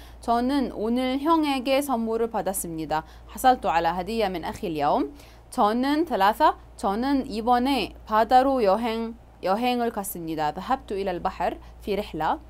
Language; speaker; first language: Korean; non-native, fluent; Arabic